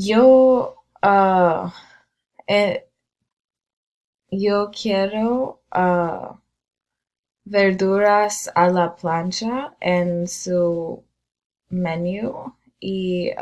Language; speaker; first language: Spanish; non-native, learner; English